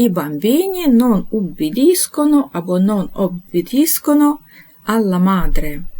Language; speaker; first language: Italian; non-native, fluent; Ukrainian